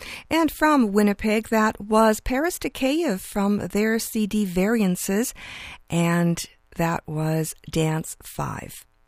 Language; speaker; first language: English; early bilingual, other home language; Ukrainian